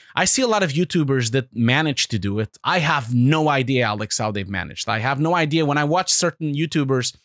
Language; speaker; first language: English; non-native, fluent; Portuguese